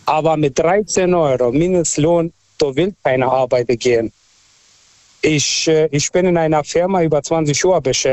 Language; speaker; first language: German; non-native, fluent; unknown